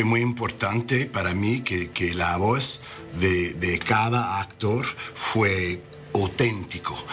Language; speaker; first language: Spanish; non-native, learner; English